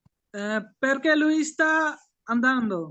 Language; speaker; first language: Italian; non-native, learner; Bangla